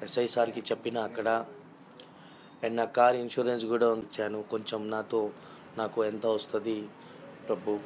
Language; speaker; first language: Telugu; non-native, local second language; Urdu